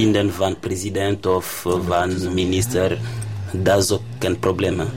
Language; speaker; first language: Dutch; non-native, learner; French